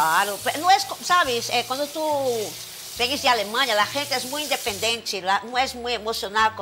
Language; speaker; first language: Spanish; non-native, fluent; Portuguese